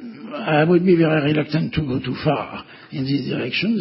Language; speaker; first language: English; non-native, fluent; French